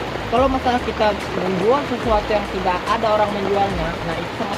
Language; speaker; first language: Indonesian; native; Indonesian